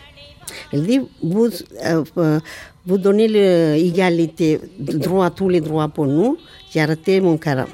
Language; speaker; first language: French; non-native, learner; Tamil